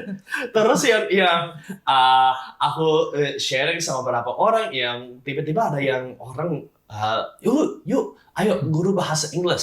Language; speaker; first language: Indonesian; non-native, fluent; English